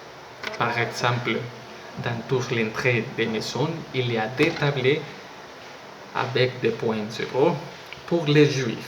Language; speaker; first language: French; non-native, learner; Spanish